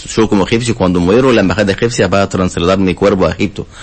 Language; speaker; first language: Spanish; non-native, learner; Arabic